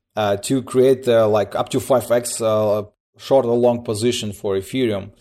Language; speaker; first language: English; early bilingual, other home language; Russian